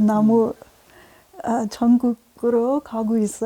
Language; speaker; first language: Korean; non-native, learner; English